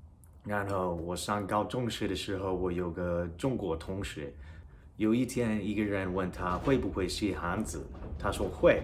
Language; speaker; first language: Chinese; non-native, fluent; English